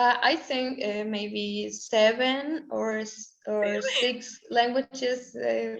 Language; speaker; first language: English; non-native, learner; Spanish